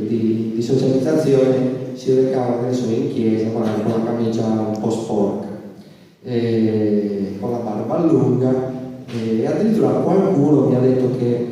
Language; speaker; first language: Italian; native; Italian